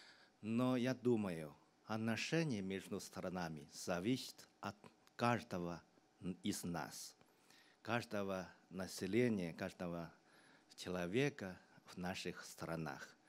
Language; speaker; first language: Russian; non-native, fluent; Chinese